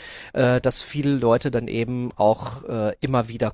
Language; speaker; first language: German; native; German